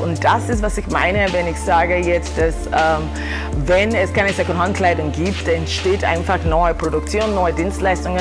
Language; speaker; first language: German; non-native, fluent; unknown